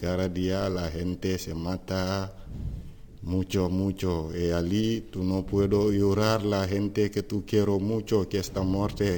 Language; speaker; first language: Spanish; non-native, learner; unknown